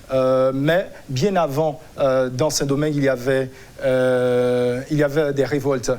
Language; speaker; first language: French; non-native, local second language; Haitian Creole